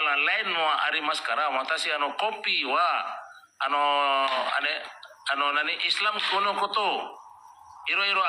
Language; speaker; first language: Japanese; non-native, learner; Indonesian